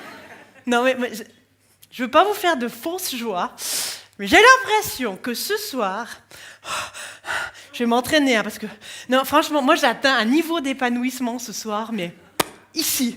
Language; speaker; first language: French; native; French